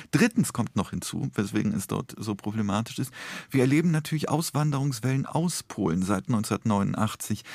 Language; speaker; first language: German; early bilingual, other home language; Polish